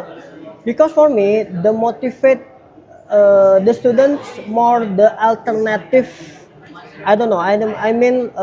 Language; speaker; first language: English; non-native, learner; Indonesian